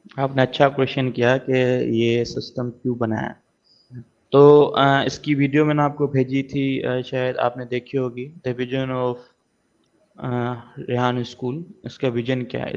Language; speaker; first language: Urdu; non-native, local second language; Sindhi